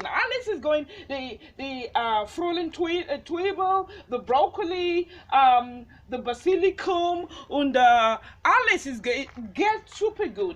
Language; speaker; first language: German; non-native, learner; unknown